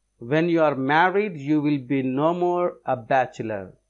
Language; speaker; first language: English; non-native, local second language; Telugu